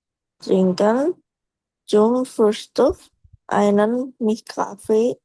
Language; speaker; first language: German; non-native, learner; Indonesian